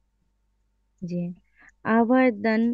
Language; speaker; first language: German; non-native, learner; Bangla